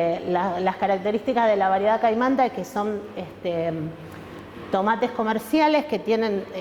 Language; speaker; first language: Spanish; native; Spanish